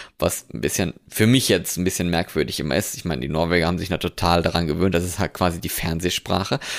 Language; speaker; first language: German; native; German